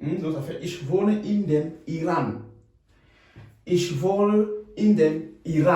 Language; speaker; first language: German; non-native, fluent; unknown